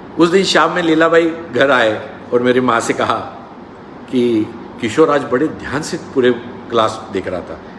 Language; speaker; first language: Hindi; non-native, local second language; Marathi